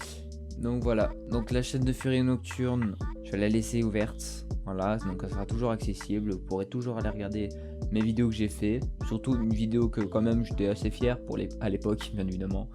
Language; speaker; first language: French; native; French